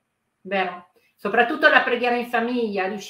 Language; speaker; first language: Italian; native; Italian